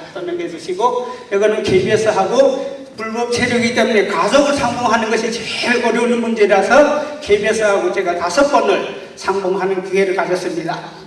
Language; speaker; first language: Korean; native; Korean